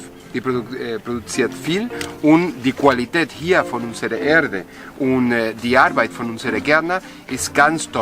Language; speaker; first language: German; non-native, fluent; Spanish